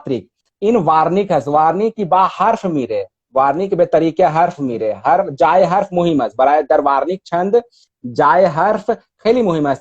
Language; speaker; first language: Persian; non-native, fluent; Hindi